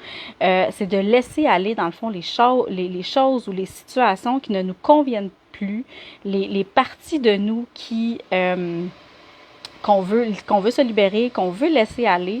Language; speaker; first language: French; native; French